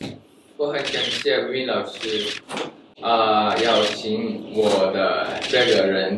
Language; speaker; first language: Chinese; non-native, learner; Thai